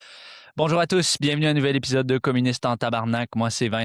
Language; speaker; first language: French; native; French